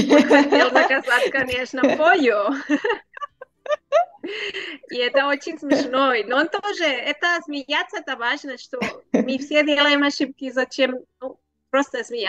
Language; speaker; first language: Russian; non-native, learner; Spanish